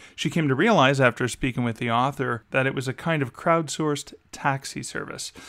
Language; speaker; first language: English; native; English